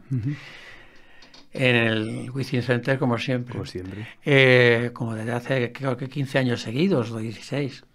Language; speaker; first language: Spanish; native; Spanish